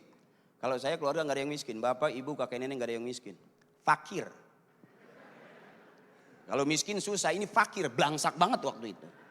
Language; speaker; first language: Malay; native; Malay